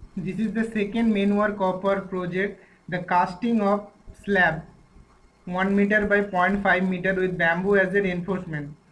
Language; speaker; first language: English; non-native, local second language; Bangla